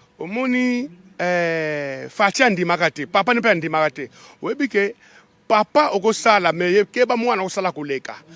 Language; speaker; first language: Lingala; non-native, local second language; Kongo